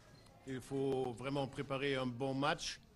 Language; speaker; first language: French; non-native, fluent; German